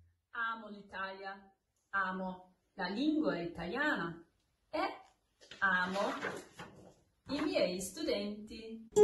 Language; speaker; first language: Italian; non-native, fluent; German